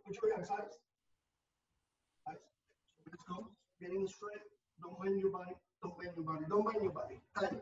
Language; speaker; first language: English; non-native, fluent; Spanish